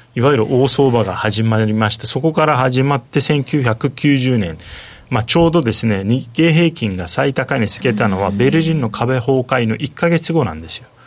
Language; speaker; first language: Japanese; non-native, fluent; Turkish